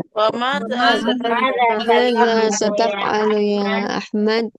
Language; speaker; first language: Arabic; non-native, learner; Indonesian